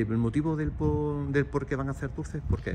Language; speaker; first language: Spanish; native; Spanish